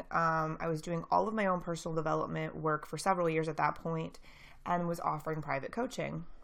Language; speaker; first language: English; native; English